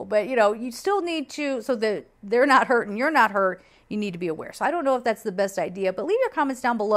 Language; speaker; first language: English; native; English